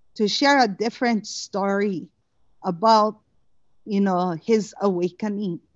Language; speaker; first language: English; native; English